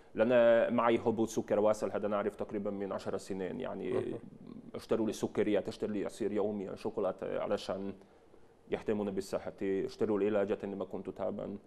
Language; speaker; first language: Arabic; non-native, fluent; Hungarian